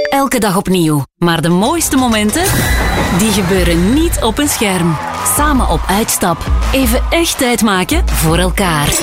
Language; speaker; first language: Dutch; native; Dutch